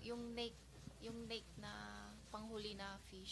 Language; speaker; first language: Filipino; non-native, learner; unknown